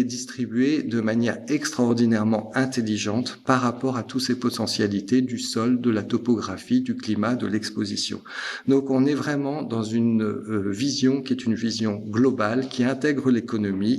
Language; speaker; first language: French; native; French